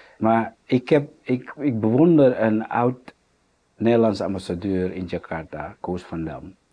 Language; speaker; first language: Dutch; non-native, fluent; Indonesian